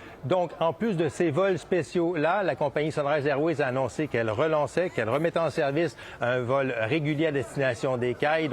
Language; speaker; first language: French; native; French